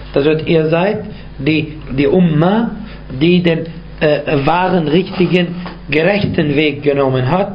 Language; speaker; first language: German; non-native, fluent; Arabic